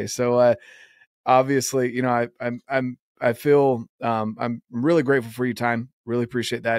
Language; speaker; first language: English; native; English